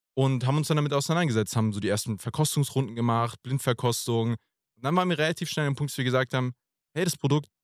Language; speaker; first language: German; native; German